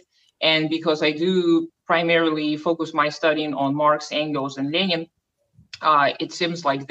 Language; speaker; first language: English; non-native, fluent; Russian